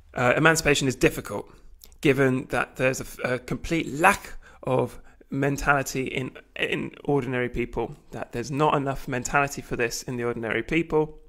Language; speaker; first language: English; native; English